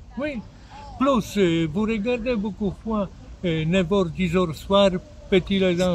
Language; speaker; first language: French; non-native, learner; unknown